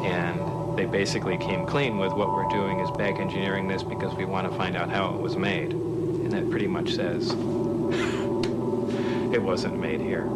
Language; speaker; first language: English; native; English